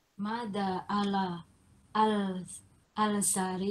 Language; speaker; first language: Arabic; non-native, learner; Indonesian